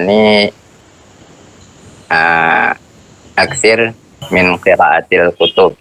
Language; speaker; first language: Arabic; non-native, learner; Indonesian